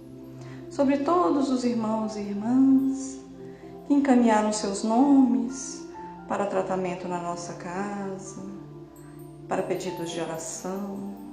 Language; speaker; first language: Portuguese; native; Portuguese